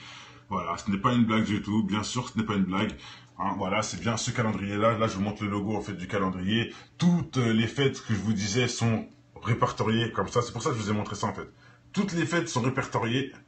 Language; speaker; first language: French; native; French